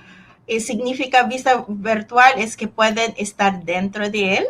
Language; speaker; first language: Spanish; non-native, fluent; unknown